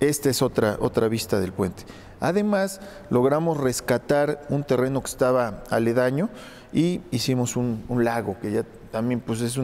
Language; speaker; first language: Spanish; native; Spanish